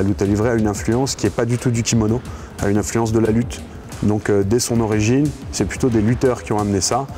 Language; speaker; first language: French; native; French